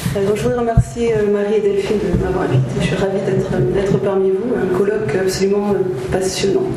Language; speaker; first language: French; native; French